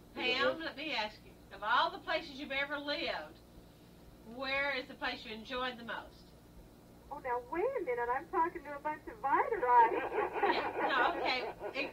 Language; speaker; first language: English; native; English